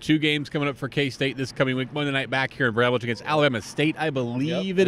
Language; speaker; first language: English; native; English